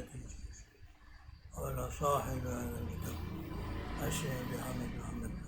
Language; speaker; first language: Arabic; non-native, fluent; Javanese